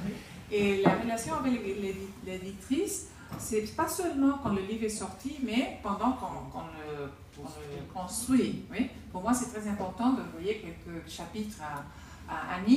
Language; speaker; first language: French; non-native, fluent; Spanish